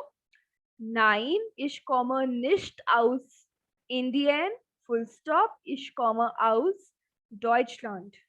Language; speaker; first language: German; non-native, fluent; Hindi